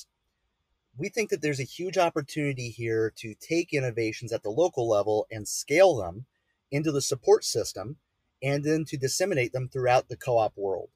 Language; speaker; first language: English; native; English